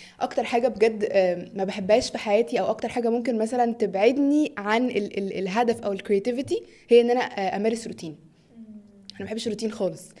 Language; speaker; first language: Egyptian Arabic; early bilingual, heritage; Arabic